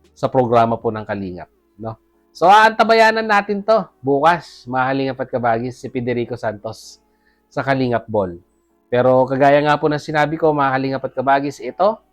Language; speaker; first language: Filipino; native; Filipino